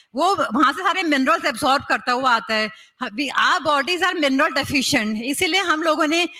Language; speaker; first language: Hindi; native; Hindi